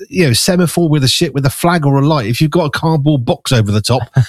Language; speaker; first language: English; native; English